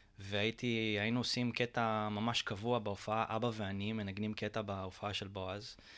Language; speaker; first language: Hebrew; native; Hebrew